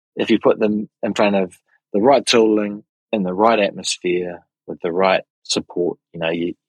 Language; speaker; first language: English; native; English